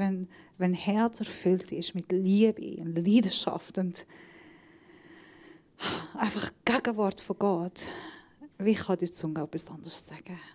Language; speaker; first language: German; non-native, fluent; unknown